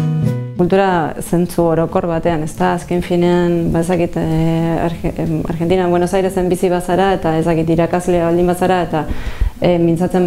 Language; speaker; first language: Basque; non-native, fluent; Spanish